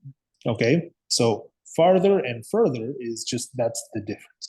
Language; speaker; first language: English; non-native, fluent; Spanish